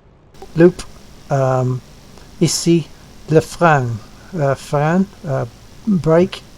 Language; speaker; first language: French; non-native, learner; English